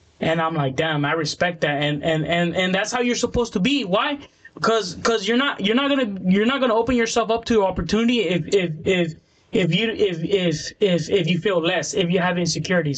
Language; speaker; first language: English; early bilingual, other home language; Spanish